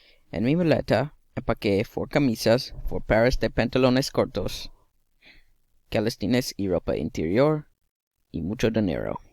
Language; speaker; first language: Spanish; non-native, learner; English